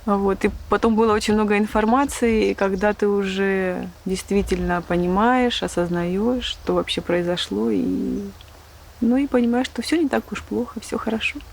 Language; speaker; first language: Russian; native; Russian